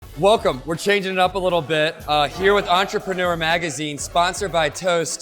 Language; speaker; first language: English; native; English